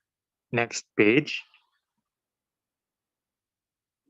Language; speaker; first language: Korean; non-native, learner; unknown